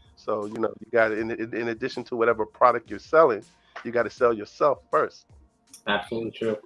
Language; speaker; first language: English; native; English